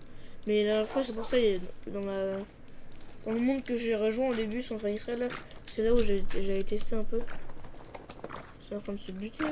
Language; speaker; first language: French; native; French